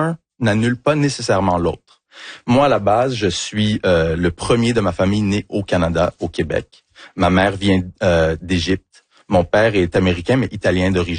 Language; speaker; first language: French; early bilingual, heritage; French